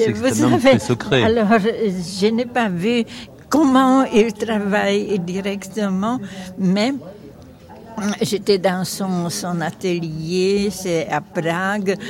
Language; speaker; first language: French; non-native, fluent; Czech